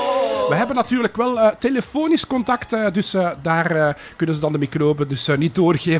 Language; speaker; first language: Dutch; native; Dutch